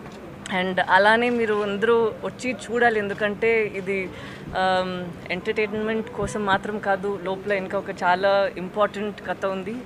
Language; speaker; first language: Telugu; non-native, fluent; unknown